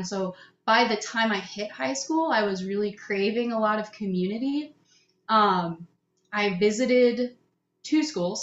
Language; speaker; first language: English; native; English